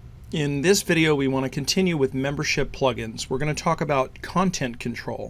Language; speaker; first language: English; native; English